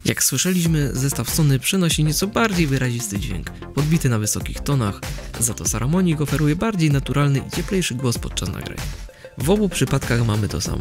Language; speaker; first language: Polish; native; Polish